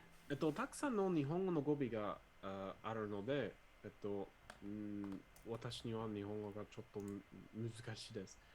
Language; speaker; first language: Japanese; non-native, learner; English